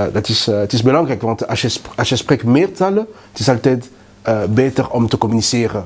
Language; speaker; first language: Dutch; non-native, learner; Lingala